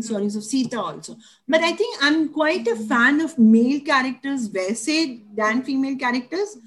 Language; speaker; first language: English; non-native, local second language; Tulu